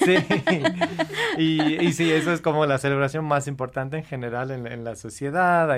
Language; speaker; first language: Spanish; non-native, fluent; English